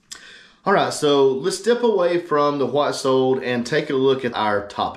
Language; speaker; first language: English; native; English